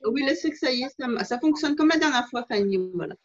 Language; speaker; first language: French; native; French